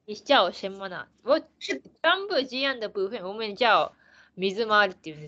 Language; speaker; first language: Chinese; non-native, learner; Japanese